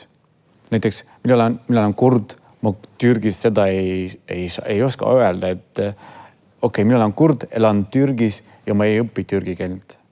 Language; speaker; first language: Estonian; non-native, fluent; Kurdish